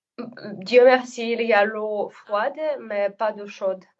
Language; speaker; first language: French; non-native, fluent; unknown